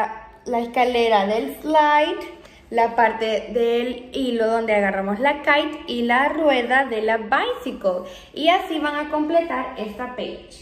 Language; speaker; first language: Spanish; native; Spanish